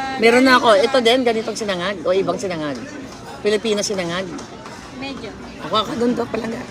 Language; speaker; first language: Filipino; non-native, local second language; Cebuano